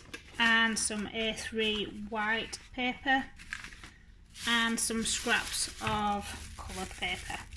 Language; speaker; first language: English; native; English